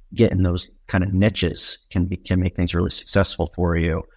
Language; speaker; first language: English; native; English